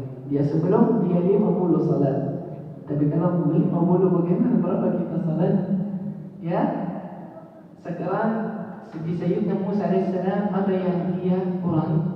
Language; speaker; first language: Indonesian; non-native, fluent; Arabic